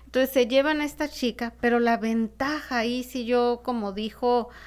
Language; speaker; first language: Spanish; native; Spanish